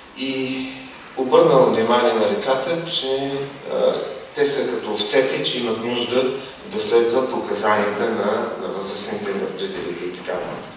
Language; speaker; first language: Bulgarian; native; Bulgarian